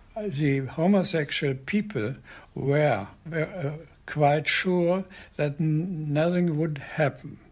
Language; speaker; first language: English; non-native, fluent; German